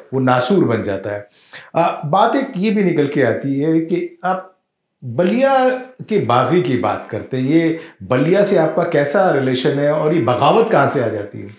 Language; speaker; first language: Hindi; native; Hindi